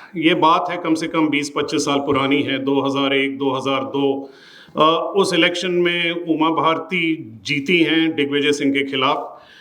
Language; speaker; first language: Hindi; non-native, local second language; Punjabi